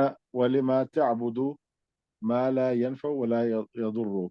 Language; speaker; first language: Arabic; non-native, learner; Urdu